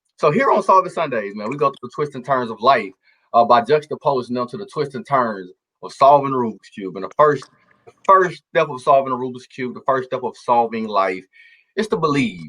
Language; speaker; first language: English; native; English